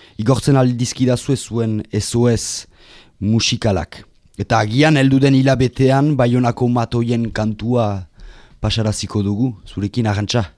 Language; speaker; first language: Basque; native; Basque